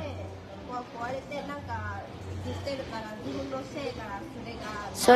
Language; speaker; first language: Japanese; non-native, learner; Vietnamese